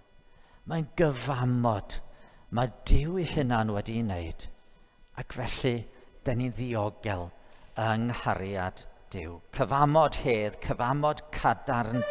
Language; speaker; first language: Welsh; native; Welsh